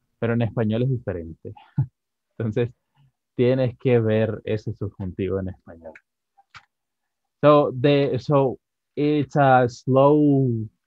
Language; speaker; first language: Spanish; native; Spanish